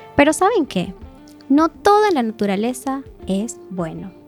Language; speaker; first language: Spanish; native; Spanish